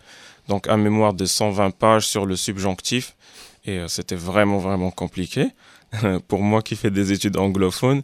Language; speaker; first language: French; non-native, local second language; Arabic